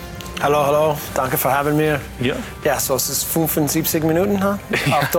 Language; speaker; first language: German; non-native, learner; English